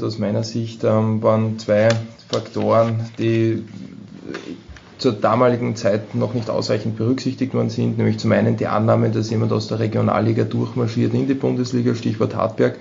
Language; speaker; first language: German; native; German